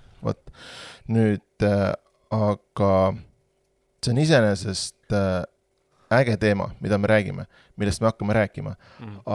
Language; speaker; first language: Estonian; native; Estonian